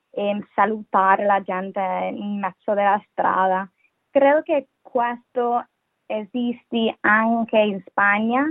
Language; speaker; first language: Italian; non-native, fluent; English